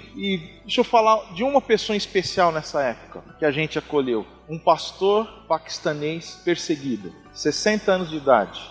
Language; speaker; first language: Portuguese; native; Portuguese